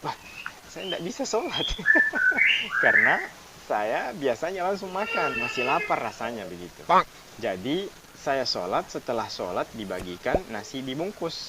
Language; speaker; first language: Indonesian; non-native, fluent; Arabic